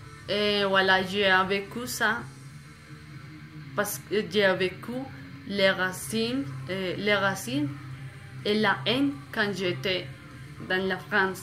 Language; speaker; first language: French; non-native, fluent; Spanish